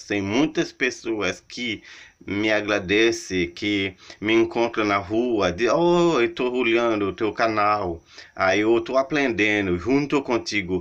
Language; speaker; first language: Portuguese; non-native, learner; Haitian Creole